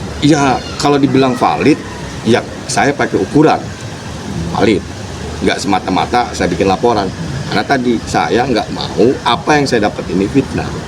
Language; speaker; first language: Indonesian; native; Indonesian